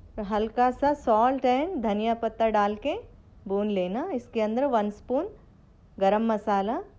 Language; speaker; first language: Hindi; non-native, local second language; Telugu